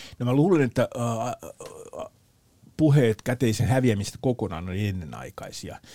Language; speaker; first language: Finnish; native; Finnish